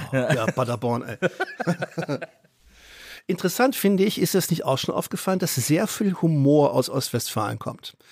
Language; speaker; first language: German; native; German